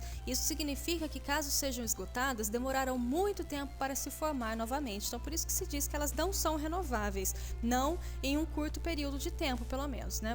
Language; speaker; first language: Portuguese; native; Portuguese